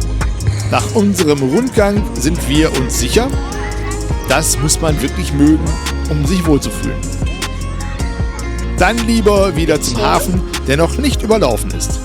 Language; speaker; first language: German; native; German